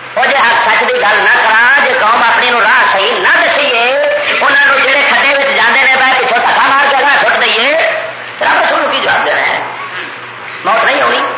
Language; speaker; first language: Urdu; non-native, local second language; Punjabi